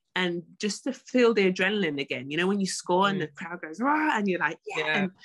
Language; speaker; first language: English; native; English